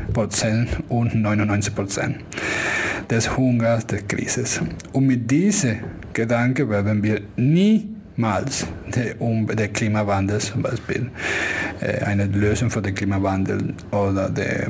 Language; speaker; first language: German; non-native, fluent; Spanish